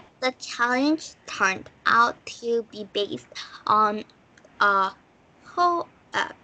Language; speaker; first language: English; non-native, learner; Korean